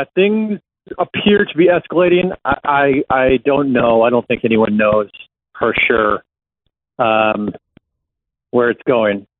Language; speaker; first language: English; native; English